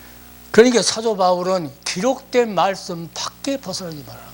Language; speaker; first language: Korean; native; Korean